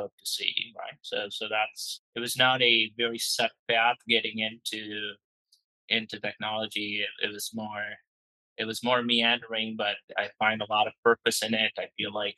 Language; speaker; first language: English; non-native, local second language; Malayalam